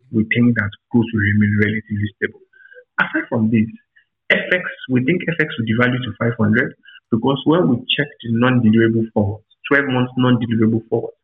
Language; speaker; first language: English; non-native, local second language; Yoruba